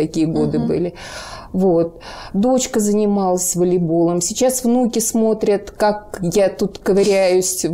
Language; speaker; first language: Russian; native; Russian